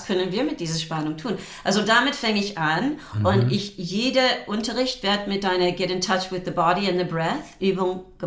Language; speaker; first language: German; non-native, fluent; English